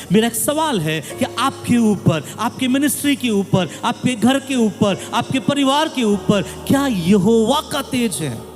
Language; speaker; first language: Hindi; non-native, local second language; Bangla